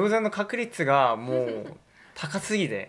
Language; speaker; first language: Japanese; non-native, fluent; Korean